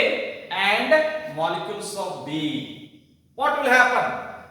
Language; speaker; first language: English; non-native, local second language; Kannada